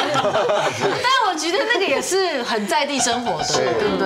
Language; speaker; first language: Chinese; native; Chinese